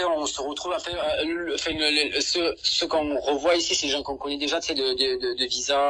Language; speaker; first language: French; native; French